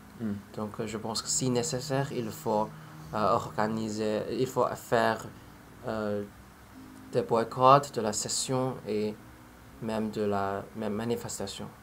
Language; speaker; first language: French; non-native, learner; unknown